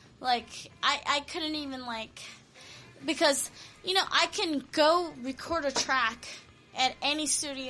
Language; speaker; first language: English; early bilingual, other home language; Korean